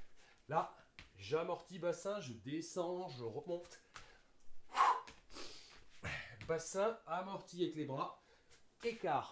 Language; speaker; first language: French; native; French